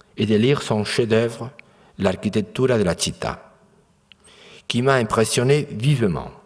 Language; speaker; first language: French; non-native, fluent; Spanish